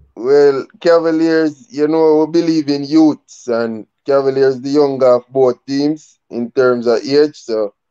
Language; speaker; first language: English; native; English